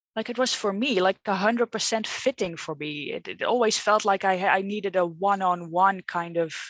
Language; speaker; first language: English; non-native, fluent; Dutch